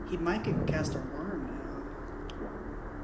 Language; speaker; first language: English; native; English